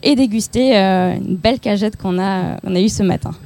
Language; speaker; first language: French; native; French